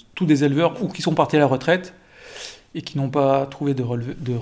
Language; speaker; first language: French; native; French